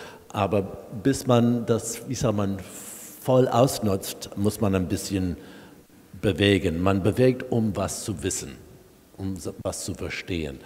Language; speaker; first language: German; non-native, fluent; English